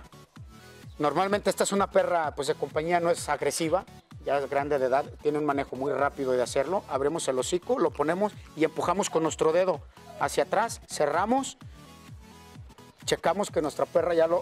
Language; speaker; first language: Spanish; native; Spanish